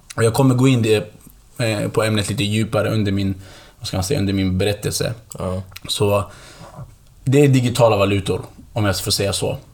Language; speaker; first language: Swedish; early bilingual, other home language; Kurdish